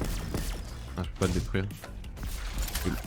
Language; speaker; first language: French; native; French